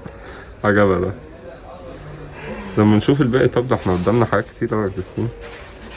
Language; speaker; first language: Arabic; native; Arabic